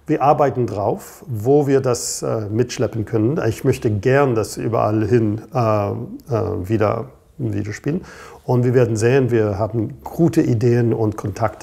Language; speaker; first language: German; non-native, fluent; English